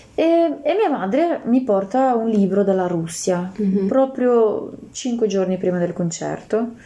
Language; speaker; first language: Italian; non-native, fluent; Russian